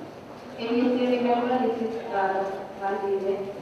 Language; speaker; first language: English; non-native, local second language; Indonesian